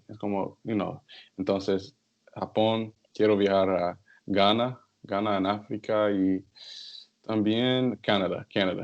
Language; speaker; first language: Spanish; non-native, learner; English